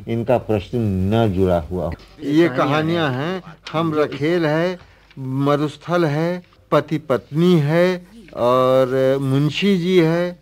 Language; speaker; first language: Hindi; native; Hindi